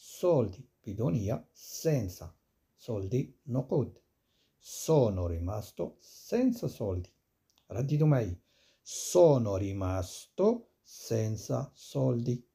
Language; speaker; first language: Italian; non-native, fluent; Arabic